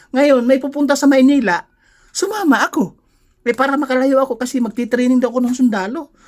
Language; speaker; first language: Filipino; non-native, local second language; Cebuano